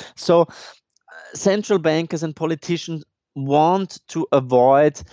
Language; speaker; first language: English; non-native, fluent; German